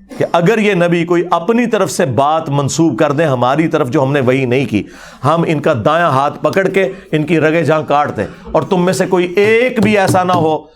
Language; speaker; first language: Urdu; non-native, local second language; Punjabi